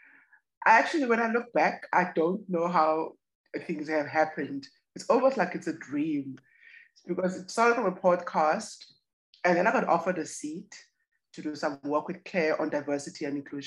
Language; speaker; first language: English; non-native, local second language; Xhosa